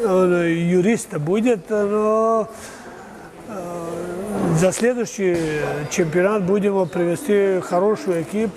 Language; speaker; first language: Russian; non-native, learner; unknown